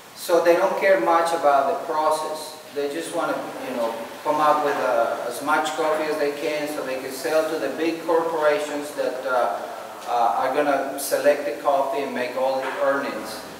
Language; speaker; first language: English; non-native, fluent; Spanish